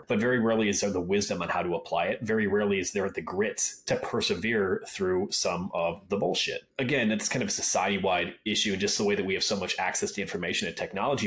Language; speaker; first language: English; native; English